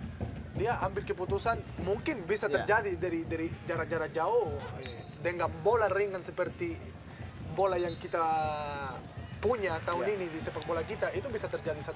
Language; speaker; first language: Indonesian; non-native, fluent; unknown